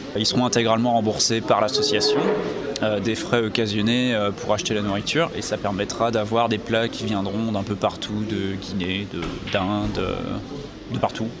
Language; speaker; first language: French; native; French